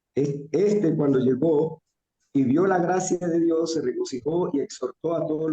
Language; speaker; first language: Spanish; native; Spanish